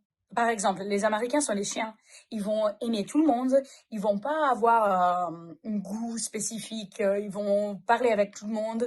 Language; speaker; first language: French; non-native, fluent; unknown